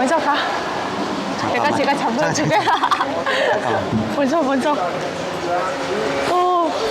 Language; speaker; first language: Korean; non-native, learner; Vietnamese